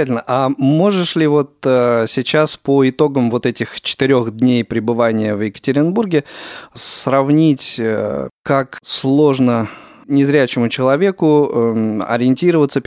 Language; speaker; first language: Russian; native; Russian